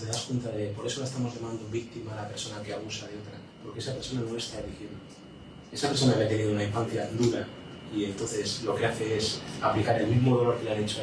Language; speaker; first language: Spanish; native; Spanish